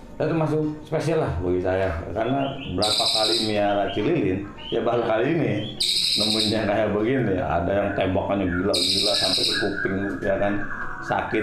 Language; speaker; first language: Indonesian; non-native, local second language; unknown